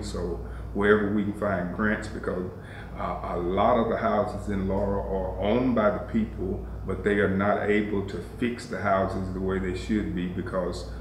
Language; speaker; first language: English; native; English